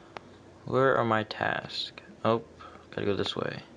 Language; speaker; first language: English; native; English